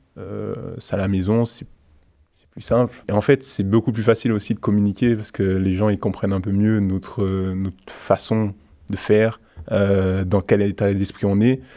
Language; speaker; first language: French; early bilingual, other home language; Haitian Creole